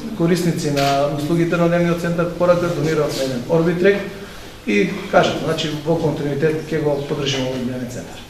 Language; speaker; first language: Macedonian; native; Macedonian